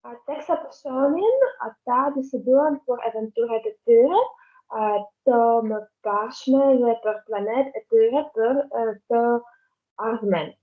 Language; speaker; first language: Albanian; non-native, learner; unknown